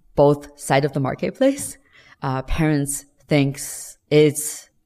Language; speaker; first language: English; non-native, fluent; Chinese